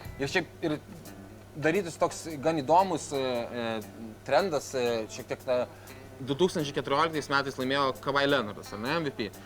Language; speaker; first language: Lithuanian; native; Lithuanian